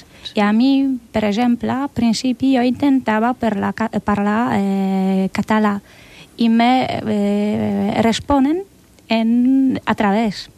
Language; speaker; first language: Catalan; non-native, learner; Polish